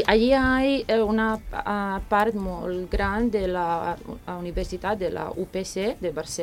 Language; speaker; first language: Catalan; non-native, fluent; Serbian